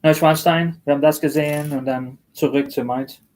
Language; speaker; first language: German; early bilingual, other home language; English